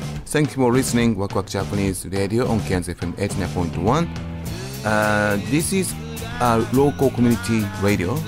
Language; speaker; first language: English; non-native, fluent; Japanese